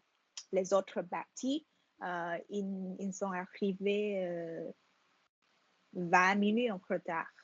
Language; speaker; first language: French; non-native, fluent; Vietnamese